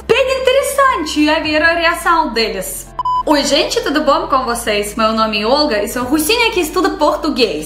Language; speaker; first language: Portuguese; non-native, learner; Russian